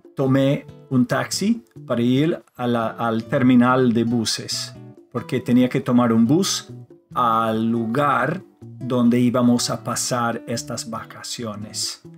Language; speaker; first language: Spanish; non-native, fluent; English